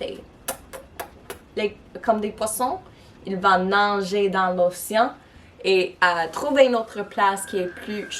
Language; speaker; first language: French; non-native, local second language; English